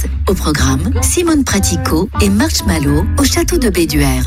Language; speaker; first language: French; native; French